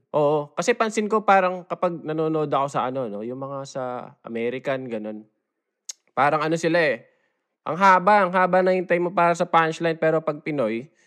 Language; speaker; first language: Filipino; native; Filipino